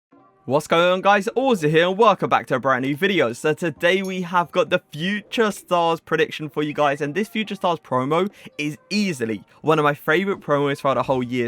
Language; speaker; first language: English; native; English